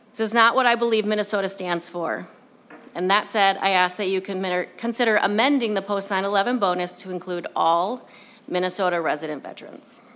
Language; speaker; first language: English; native; English